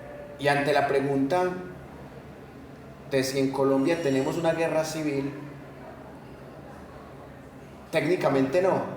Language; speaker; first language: Spanish; native; Spanish